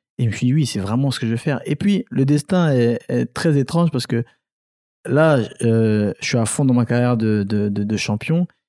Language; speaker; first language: French; early bilingual, other home language; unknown